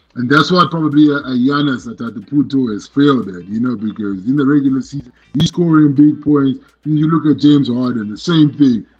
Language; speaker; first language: English; non-native, local second language; Shona